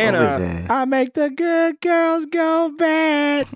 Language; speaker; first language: English; native; English